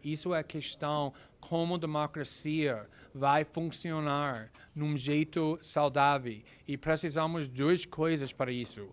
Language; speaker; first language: Portuguese; non-native, fluent; English